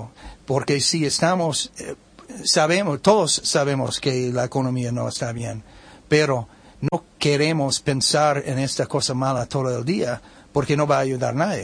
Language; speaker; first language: Spanish; non-native, learner; English